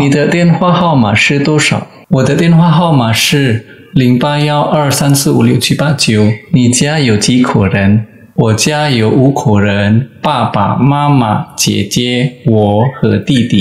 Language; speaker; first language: Chinese; non-native, fluent; Indonesian